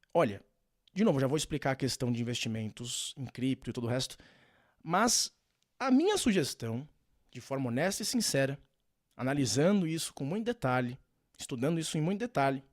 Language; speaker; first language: Portuguese; native; Portuguese